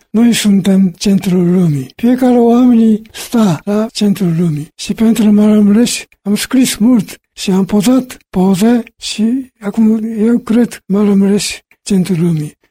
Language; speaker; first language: Romanian; non-native, learner; Japanese